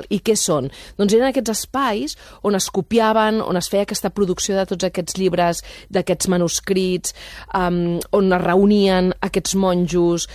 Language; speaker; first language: Catalan; native; Catalan